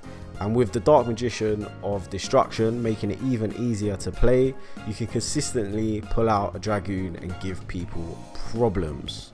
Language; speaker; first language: English; native; English